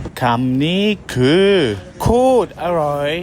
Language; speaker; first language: Thai; non-native, learner; German